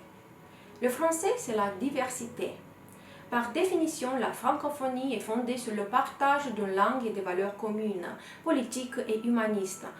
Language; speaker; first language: French; non-native, fluent; Romanian